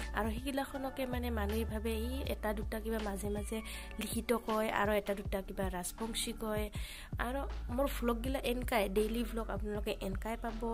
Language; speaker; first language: Assamese; non-native, local second language; Rangpuri